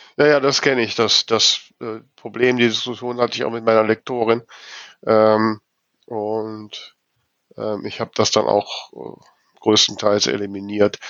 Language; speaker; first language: German; native; German